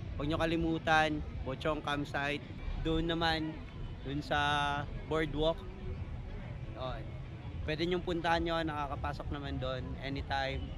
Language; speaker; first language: Filipino; non-native, local second language; Cebuano